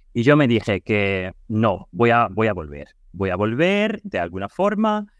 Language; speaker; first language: Spanish; non-native, fluent; Ukrainian